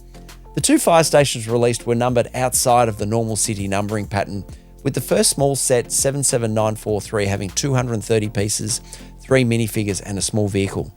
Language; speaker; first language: English; native; English